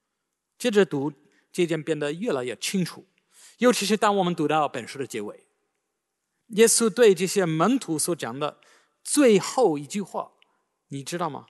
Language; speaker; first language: Chinese; native; Chinese